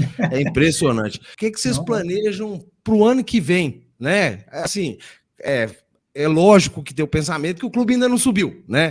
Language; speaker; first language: Portuguese; native; Portuguese